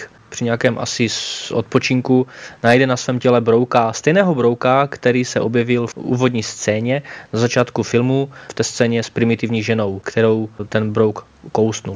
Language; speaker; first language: Czech; native; Czech